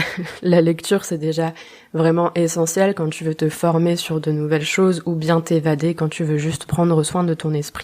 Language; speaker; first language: French; native; French